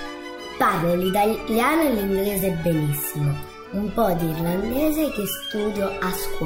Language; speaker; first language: Italian; early bilingual, heritage; Italian